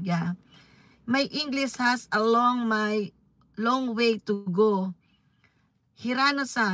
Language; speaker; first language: English; non-native, learner; Filipino